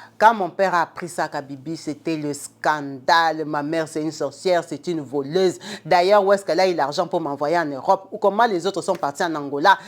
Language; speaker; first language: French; non-native, local second language; Lingala